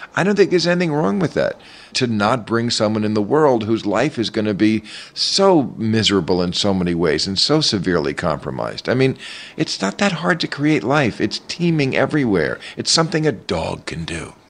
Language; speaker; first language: English; native; English